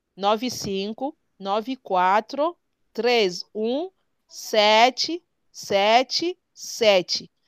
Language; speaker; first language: Portuguese; non-native, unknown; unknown